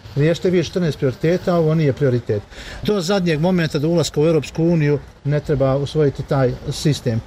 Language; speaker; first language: Bosnian; native; Bosnian